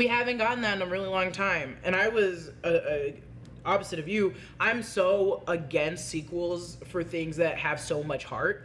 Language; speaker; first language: English; native; English